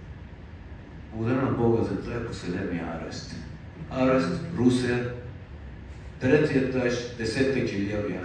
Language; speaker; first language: Bulgarian; non-native, fluent; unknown